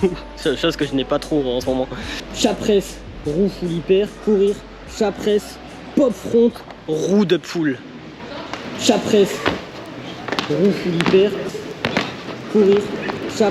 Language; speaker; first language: French; native; French